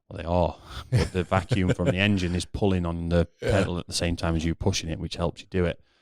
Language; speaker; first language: English; native; English